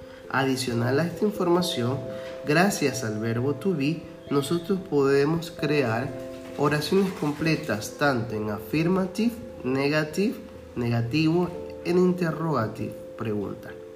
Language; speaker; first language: Spanish; native; Spanish